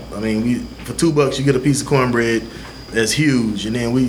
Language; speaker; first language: English; native; English